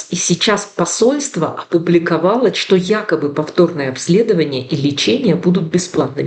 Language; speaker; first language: Russian; native; Russian